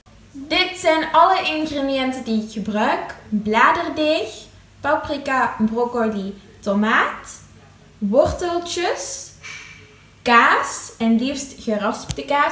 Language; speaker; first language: Dutch; native; Dutch